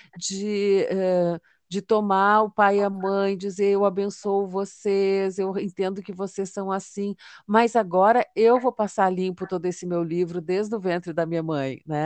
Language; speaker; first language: Portuguese; native; Portuguese